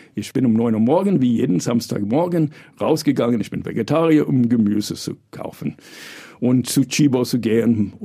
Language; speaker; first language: German; early bilingual, other home language; English